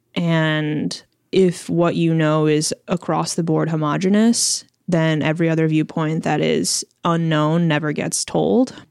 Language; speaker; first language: English; early bilingual, other home language; Chinese